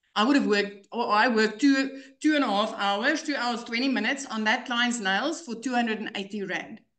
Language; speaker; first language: English; non-native, local second language; Afrikaans